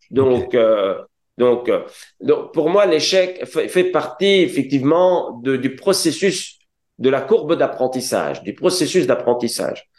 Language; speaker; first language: French; non-native, local second language; Arabic